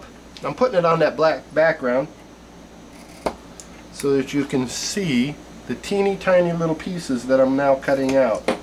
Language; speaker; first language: English; native; English